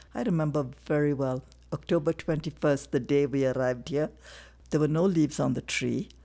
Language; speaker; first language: English; non-native, local second language; Tamil